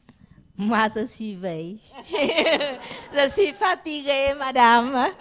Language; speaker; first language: French; non-native, learner; Vietnamese